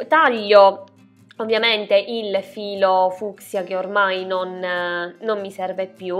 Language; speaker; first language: Italian; native; Italian